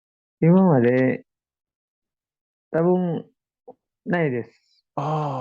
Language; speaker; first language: Japanese; non-native, learner; Indonesian